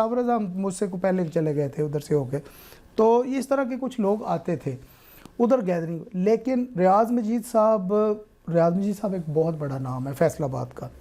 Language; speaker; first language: Urdu; non-native, local second language; Punjabi